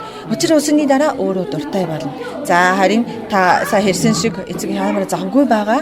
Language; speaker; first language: Mongolian; non-native, fluent; Japanese